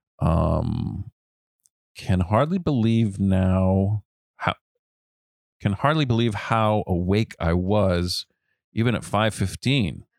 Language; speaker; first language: English; native; English